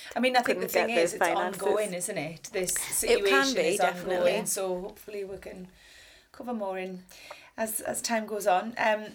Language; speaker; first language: English; native; English